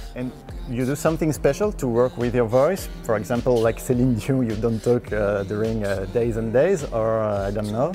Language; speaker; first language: English; non-native, learner; French